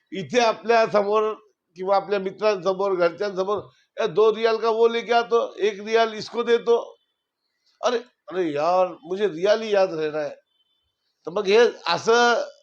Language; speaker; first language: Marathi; native; Marathi